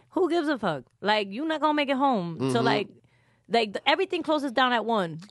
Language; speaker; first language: English; early bilingual, other home language; Spanish